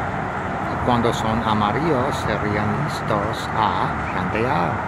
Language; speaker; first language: Spanish; non-native, learner; English